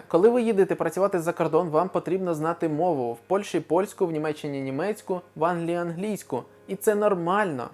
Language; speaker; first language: Ukrainian; non-native, local second language; Russian